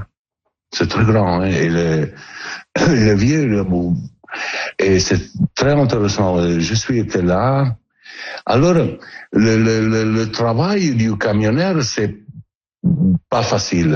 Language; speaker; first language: French; non-native, learner; Italian